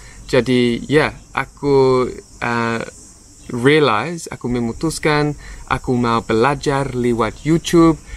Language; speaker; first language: Indonesian; non-native, learner; English